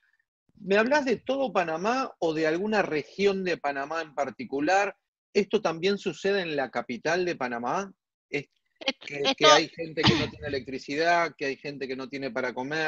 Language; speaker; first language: Spanish; native; Spanish